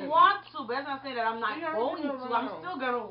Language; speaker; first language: English; early bilingual, other home language; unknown